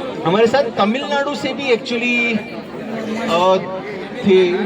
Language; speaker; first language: Hindi; native; Hindi